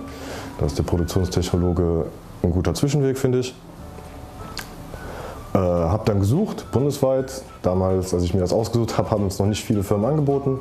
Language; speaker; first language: German; native; German